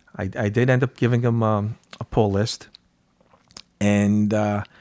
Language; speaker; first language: English; native; English